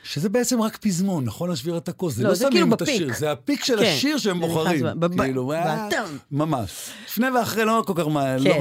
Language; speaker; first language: Hebrew; native; Hebrew